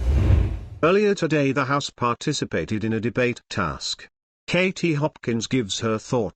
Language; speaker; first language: English; native; English